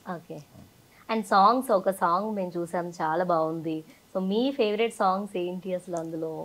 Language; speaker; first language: Telugu; native; Telugu